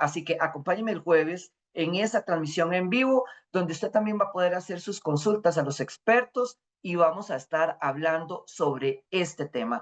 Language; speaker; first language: Spanish; native; Spanish